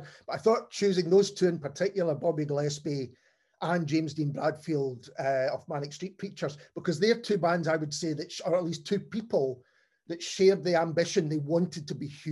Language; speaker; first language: English; native; English